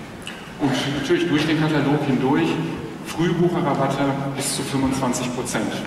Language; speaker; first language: German; native; German